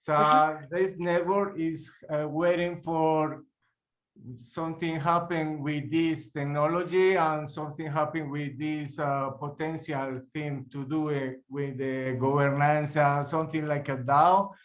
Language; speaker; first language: English; non-native, learner; Spanish